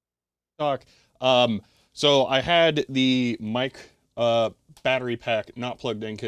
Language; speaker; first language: English; native; English